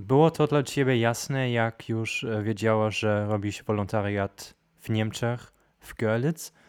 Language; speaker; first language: Polish; non-native, fluent; German